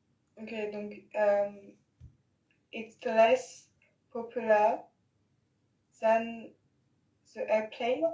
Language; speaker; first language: English; non-native, learner; French